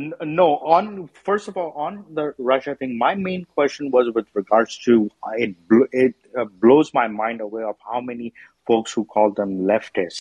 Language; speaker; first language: English; non-native, local second language; Urdu